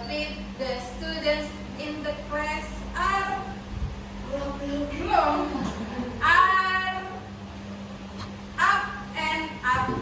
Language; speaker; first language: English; non-native, learner; Indonesian